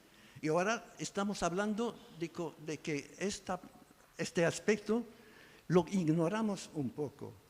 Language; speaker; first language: Spanish; non-native, fluent; Arabic